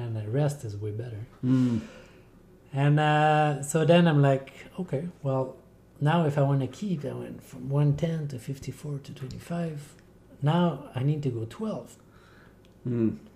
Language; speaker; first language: English; non-native, fluent; French